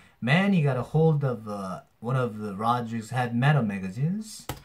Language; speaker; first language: English; non-native, fluent; Korean